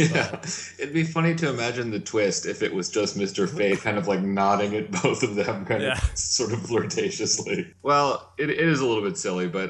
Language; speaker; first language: English; native; English